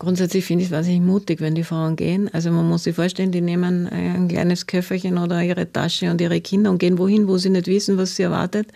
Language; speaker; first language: German; native; German